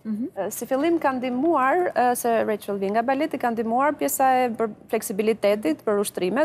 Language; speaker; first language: Albanian; native; Albanian